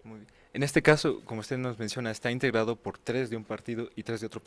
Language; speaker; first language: Spanish; native; Spanish